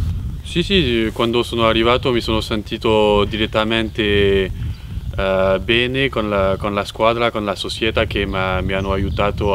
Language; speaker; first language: Italian; non-native, fluent; French